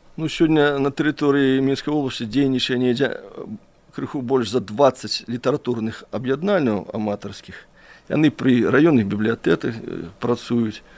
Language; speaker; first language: Belarusian; native; Belarusian